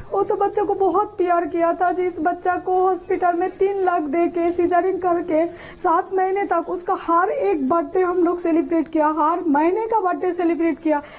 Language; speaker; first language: Hindi; non-native, learner; Bangla